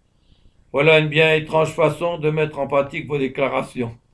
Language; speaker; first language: French; native; French